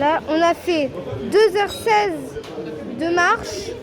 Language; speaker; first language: French; native; French